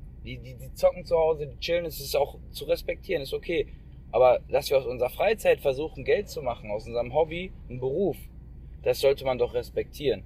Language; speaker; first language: German; native; German